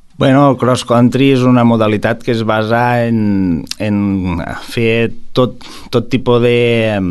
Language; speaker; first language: Catalan; native; Catalan